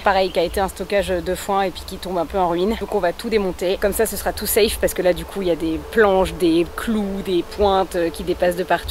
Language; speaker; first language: French; native; French